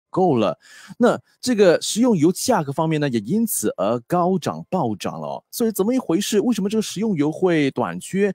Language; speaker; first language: Chinese; native; Chinese